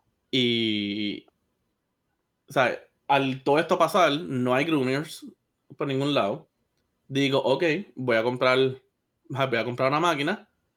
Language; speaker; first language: Spanish; early bilingual, heritage; Spanish